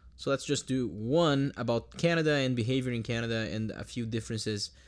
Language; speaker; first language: English; non-native, fluent; Portuguese